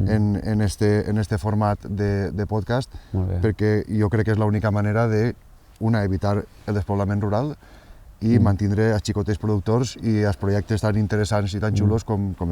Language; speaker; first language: Catalan; native; Catalan